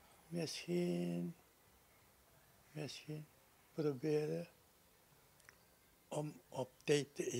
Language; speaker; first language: Dutch; non-native, local second language; Sranan Tongo